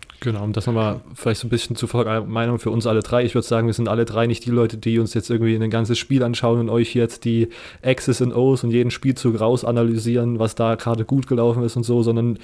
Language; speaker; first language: German; native; German